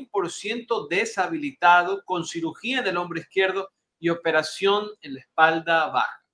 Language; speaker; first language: Spanish; native; Spanish